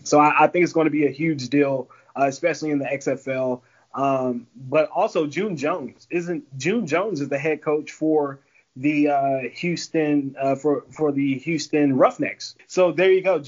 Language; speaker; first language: English; native; English